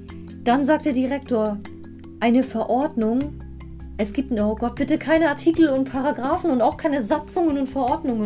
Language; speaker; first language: German; native; German